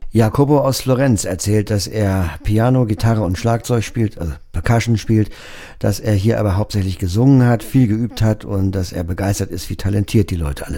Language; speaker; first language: German; native; German